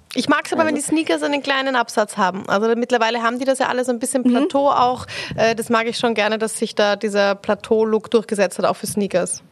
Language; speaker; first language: German; native; German